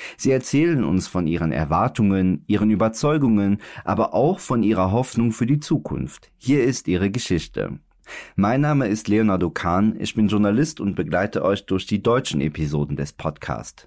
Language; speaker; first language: German; native; German